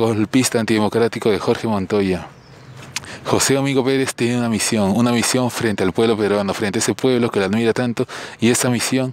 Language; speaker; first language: Spanish; native; Spanish